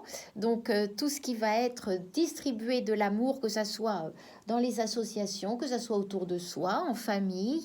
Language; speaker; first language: French; native; French